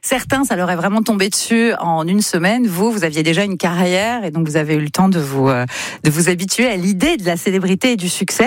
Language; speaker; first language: French; native; French